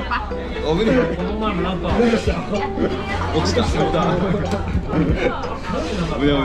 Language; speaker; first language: Japanese; native; Japanese